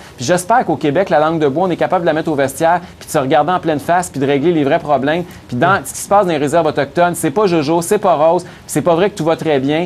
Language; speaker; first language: French; native; French